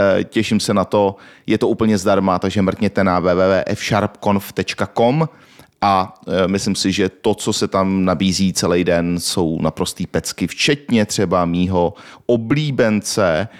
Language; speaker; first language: Czech; native; Czech